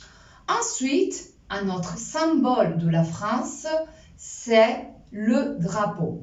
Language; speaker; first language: French; non-native, fluent; Spanish